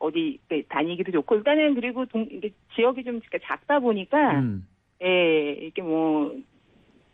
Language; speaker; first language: Korean; native; Korean